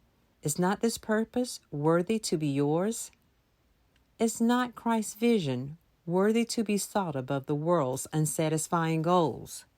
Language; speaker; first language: English; native; English